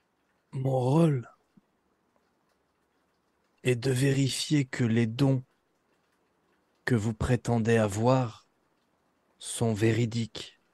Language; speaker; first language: French; native; French